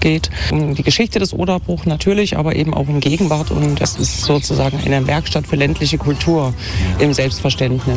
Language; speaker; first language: German; native; German